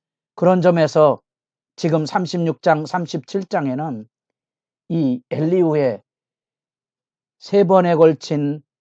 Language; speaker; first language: Korean; native; Korean